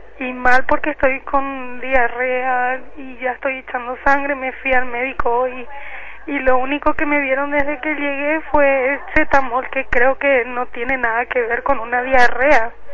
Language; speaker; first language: Spanish; native; Spanish